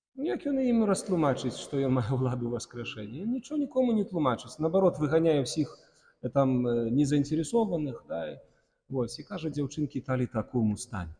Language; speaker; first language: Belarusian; non-native, local second language; Russian